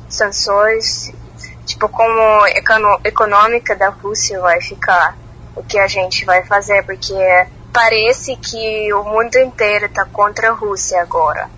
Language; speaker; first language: Portuguese; non-native, fluent; Russian